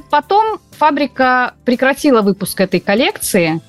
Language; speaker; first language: Russian; native; Russian